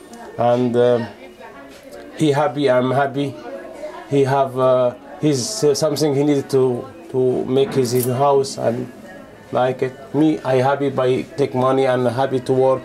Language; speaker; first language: English; non-native, learner; Arabic